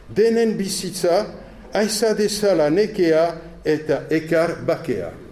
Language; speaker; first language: Basque; native; Basque